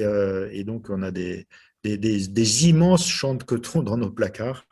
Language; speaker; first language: French; native; French